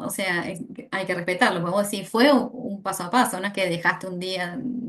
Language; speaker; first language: Spanish; native; Spanish